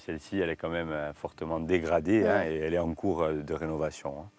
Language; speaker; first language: French; native; French